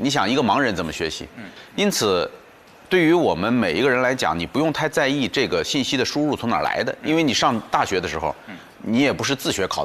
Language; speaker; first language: Chinese; native; Chinese